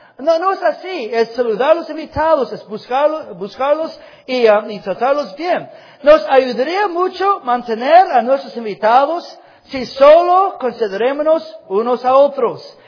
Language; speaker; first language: Spanish; non-native, fluent; English